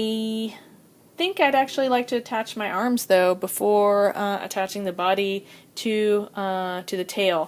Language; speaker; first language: English; native; English